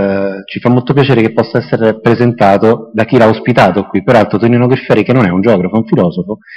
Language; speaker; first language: Italian; native; Italian